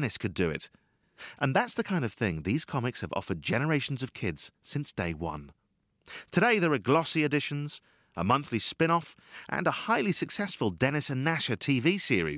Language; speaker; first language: English; native; English